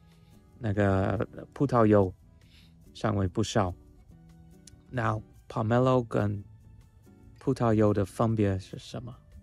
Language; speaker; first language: Chinese; non-native, fluent; English